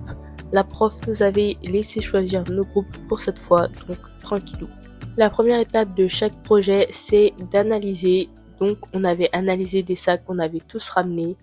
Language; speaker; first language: French; native; French